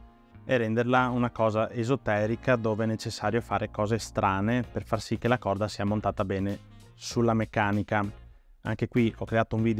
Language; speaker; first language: Italian; native; Italian